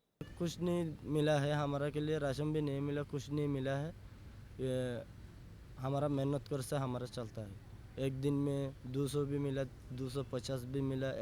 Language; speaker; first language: Hindi; non-native, learner; Rohingya